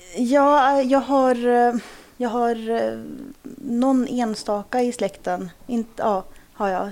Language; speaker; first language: Swedish; early bilingual, other home language; Kurdish